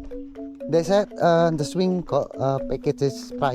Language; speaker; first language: English; non-native, learner; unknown